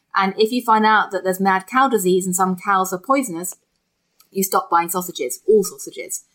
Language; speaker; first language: English; native; English